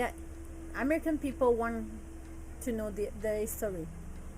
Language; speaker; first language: English; non-native, learner; French